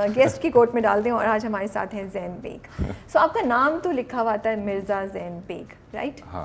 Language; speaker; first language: Urdu; native; Urdu